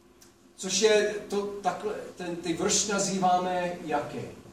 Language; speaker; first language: Czech; non-native, fluent; English